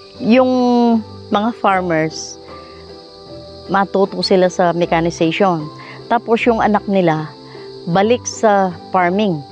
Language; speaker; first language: Filipino; non-native, local second language; Pampanga